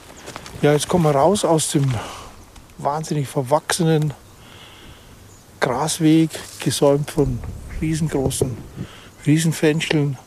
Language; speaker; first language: German; native; German